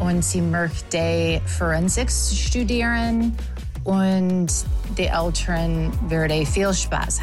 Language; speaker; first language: German; non-native, learner; English